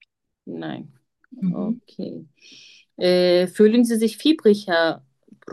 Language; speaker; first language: German; non-native, fluent; Turkish